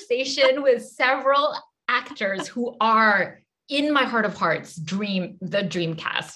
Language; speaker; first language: English; native; English